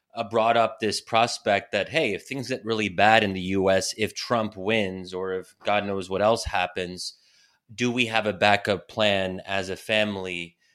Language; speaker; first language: English; native; English